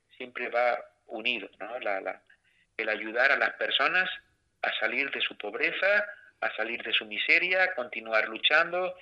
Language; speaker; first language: Spanish; native; Spanish